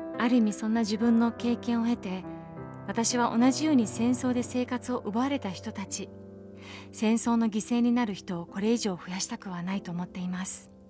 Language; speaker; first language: Japanese; early bilingual, other home language; Persian